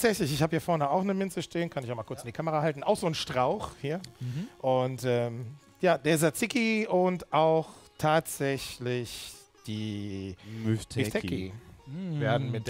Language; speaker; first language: German; native; German